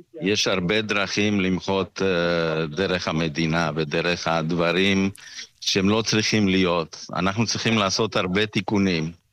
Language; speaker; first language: Hebrew; non-native, fluent; Romanian